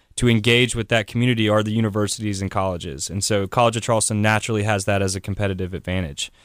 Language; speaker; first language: English; native; English